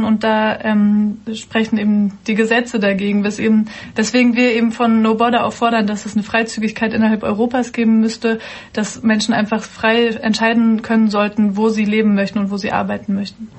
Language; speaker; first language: German; native; German